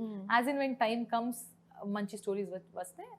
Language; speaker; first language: Telugu; non-native, local second language; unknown